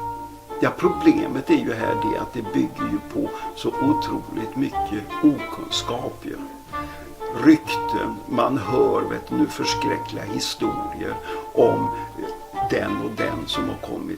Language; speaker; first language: Swedish; native; Swedish